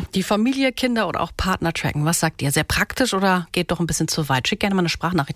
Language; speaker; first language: German; native; German